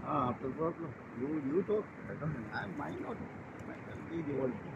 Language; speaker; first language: English; non-native, learner; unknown